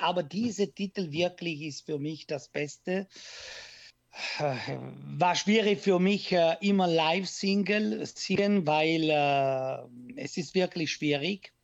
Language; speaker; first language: German; non-native, learner; Italian